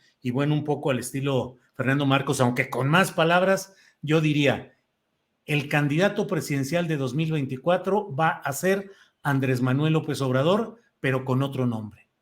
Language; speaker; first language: Spanish; native; Spanish